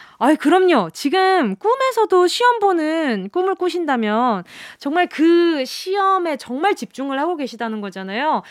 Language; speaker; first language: Korean; native; Korean